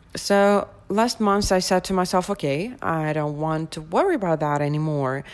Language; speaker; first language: English; non-native, fluent; Russian